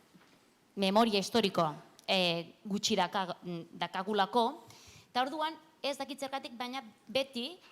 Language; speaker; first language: Basque; non-native, local second language; Catalan